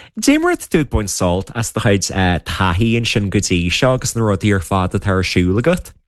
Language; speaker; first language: Irish; native; Irish